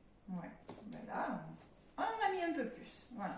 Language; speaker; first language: French; native; French